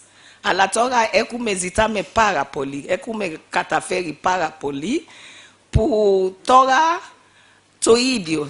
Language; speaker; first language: Greek; non-native, fluent; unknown